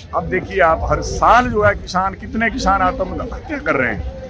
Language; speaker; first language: Hindi; native; Hindi